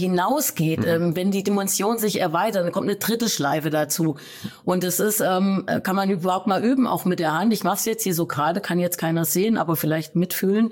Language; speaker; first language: German; native; German